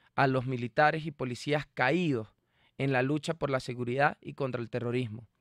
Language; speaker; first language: Spanish; native; Spanish